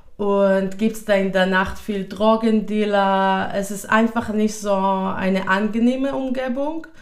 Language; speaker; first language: German; non-native, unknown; Hebrew